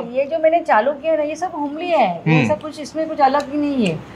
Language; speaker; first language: Hindi; non-native, local second language; Marathi